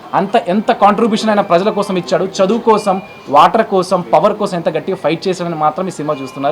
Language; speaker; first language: Telugu; native; Telugu